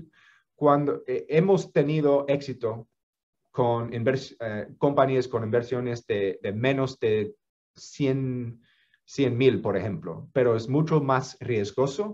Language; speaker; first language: Spanish; non-native, fluent; English